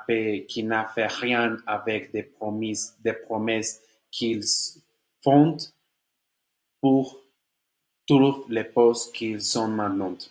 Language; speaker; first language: French; non-native, learner; Spanish